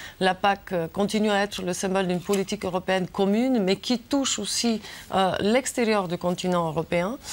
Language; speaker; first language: French; non-native, fluent; Bulgarian